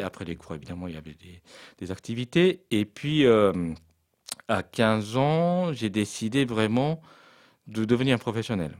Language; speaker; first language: French; non-native, fluent; Japanese